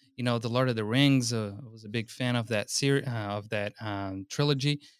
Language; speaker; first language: English; non-native, fluent; Portuguese